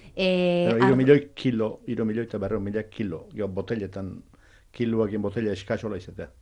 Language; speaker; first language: Basque; native; Basque